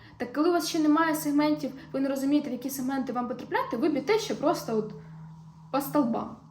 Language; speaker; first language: Ukrainian; non-native, local second language; Russian